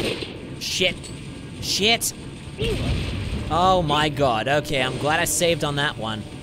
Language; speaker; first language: English; native; English